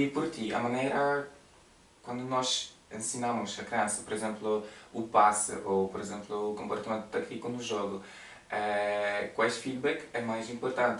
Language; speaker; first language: Portuguese; non-native, learner; Polish